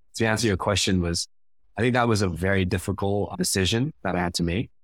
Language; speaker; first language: English; non-native, fluent; Khmer